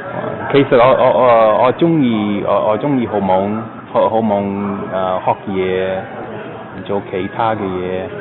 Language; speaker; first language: Cantonese; non-native, learner; English